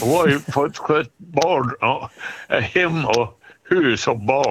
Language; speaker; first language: Swedish; native; Swedish